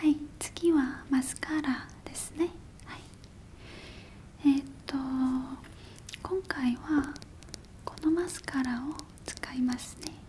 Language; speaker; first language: Japanese; non-native, learner; Korean